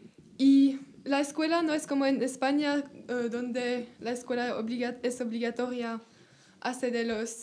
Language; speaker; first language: Spanish; non-native, learner; French